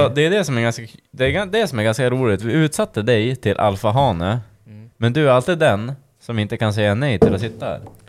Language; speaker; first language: Swedish; native; Swedish